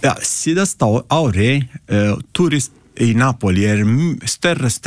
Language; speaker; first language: Icelandic; non-native, learner; Italian